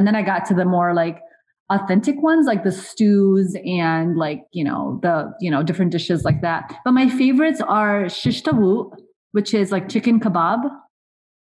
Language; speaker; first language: English; early bilingual, other home language; Arabic